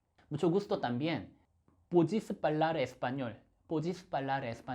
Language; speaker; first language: Spanish; non-native, fluent; Korean